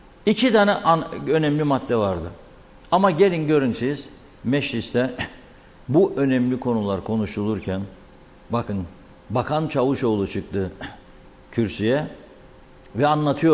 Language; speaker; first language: Turkish; native; Turkish